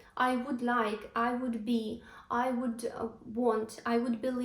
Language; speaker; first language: English; non-native, fluent; Ukrainian